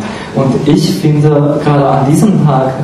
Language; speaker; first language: German; non-native, fluent; Chinese